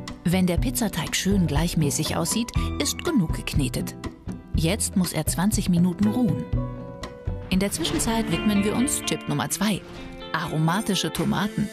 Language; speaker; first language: German; native; German